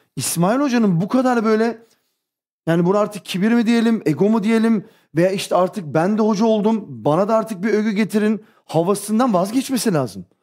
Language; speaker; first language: Turkish; early bilingual, heritage; Turkish